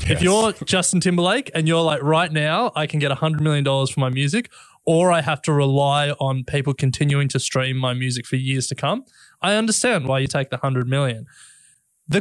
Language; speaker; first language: English; native; English